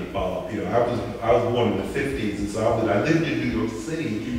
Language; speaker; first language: English; native; English